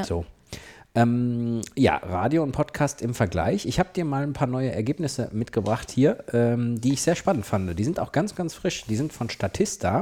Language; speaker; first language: German; native; German